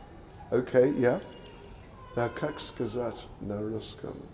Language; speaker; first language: Russian; non-native, learner; English